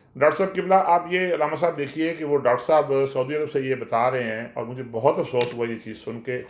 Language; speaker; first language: Urdu; non-native, local second language; Punjabi